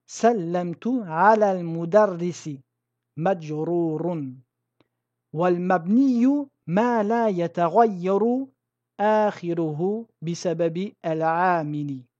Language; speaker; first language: Arabic; non-native, fluent; French